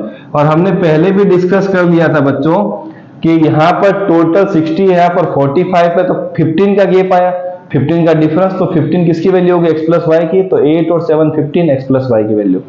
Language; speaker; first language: Hindi; native; Hindi